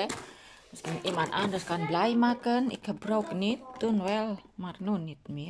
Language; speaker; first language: Dutch; non-native, learner; Indonesian